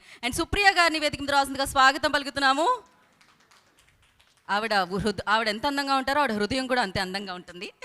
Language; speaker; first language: Telugu; native; Telugu